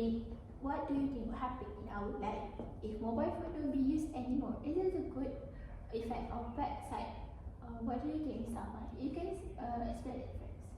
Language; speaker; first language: English; non-native, learner; Malay